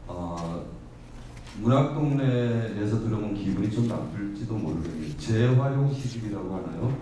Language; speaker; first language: Korean; native; Korean